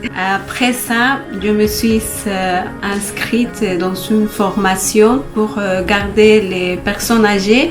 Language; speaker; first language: French; non-native, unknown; Spanish